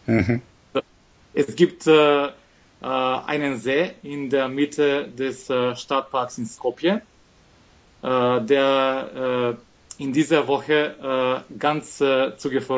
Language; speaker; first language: German; non-native, fluent; Macedonian